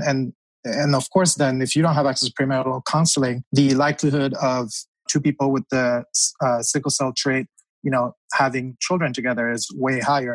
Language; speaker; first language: English; non-native, local second language; French